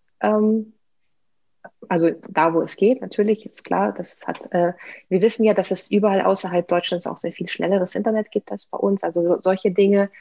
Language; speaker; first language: German; non-native, fluent; Russian